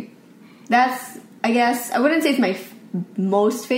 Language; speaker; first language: English; non-native, local second language; Filipino